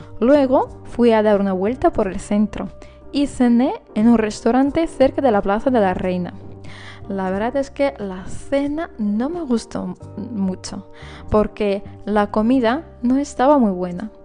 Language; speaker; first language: Spanish; non-native, fluent; Russian